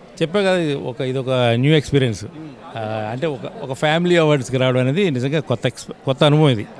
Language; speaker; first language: Telugu; native; Telugu